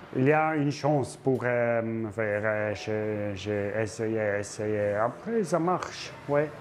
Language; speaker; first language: French; non-native, local second language; German